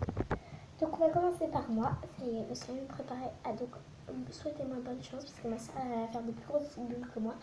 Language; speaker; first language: French; native; French